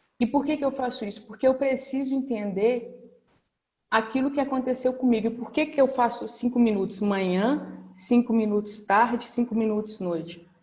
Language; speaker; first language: Portuguese; native; Portuguese